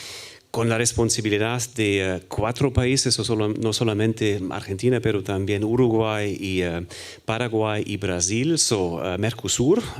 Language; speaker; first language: Spanish; non-native, fluent; German